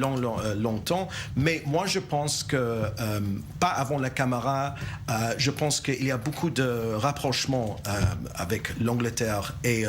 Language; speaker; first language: French; non-native, learner; English